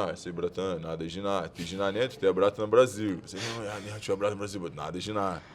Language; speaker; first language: Russian; non-native, learner; Portuguese